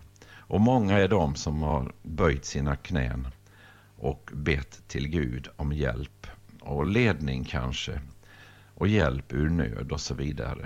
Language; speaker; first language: Swedish; native; Swedish